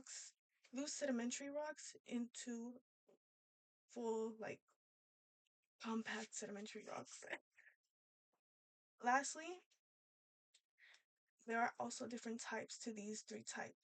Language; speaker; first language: English; native; English